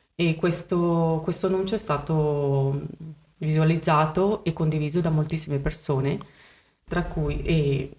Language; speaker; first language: Italian; early bilingual, other home language; Spanish